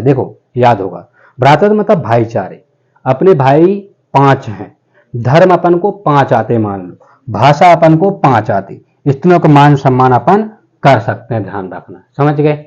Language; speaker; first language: Hindi; native; Hindi